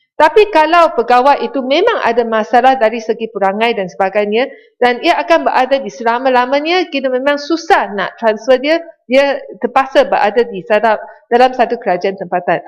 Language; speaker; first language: Malay; non-native, local second language; Chinese